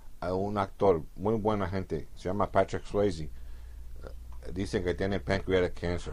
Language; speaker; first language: Spanish; early bilingual, heritage; Spanish